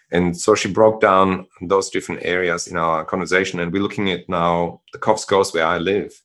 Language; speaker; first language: English; non-native, fluent; German